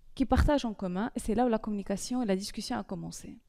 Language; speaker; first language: French; non-native, local second language; Arabic